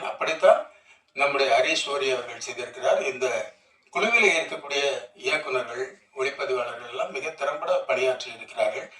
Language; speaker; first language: Tamil; native; Tamil